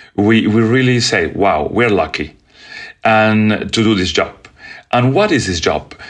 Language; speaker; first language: English; non-native, fluent; Spanish